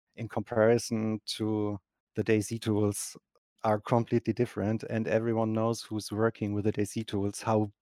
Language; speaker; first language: English; non-native, fluent; German